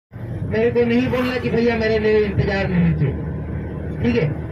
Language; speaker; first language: Hindi; non-native, local second language; Odia